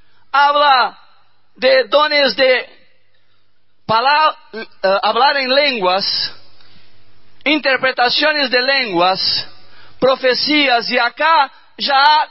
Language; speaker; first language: Spanish; non-native, learner; Portuguese